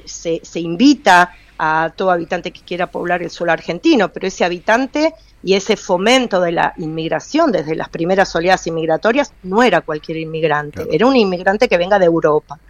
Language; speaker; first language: Spanish; native; Spanish